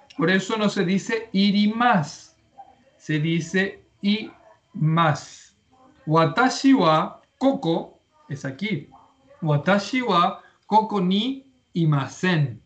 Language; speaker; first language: Spanish; native; Spanish